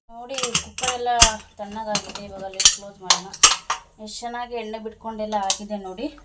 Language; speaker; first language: Kannada; non-native, local second language; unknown